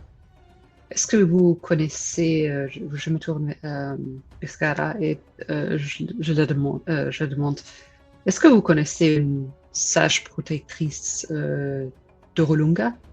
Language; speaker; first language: French; non-native, fluent; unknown